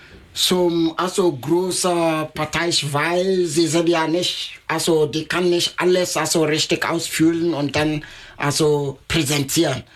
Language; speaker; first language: German; non-native, learner; Akan